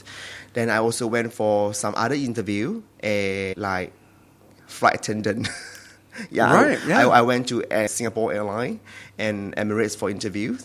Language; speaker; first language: English; non-native, local second language; Chinese